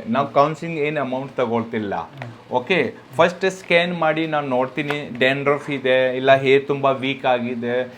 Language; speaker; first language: Kannada; non-native, local second language; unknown